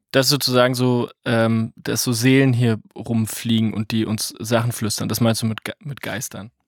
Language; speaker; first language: German; native; German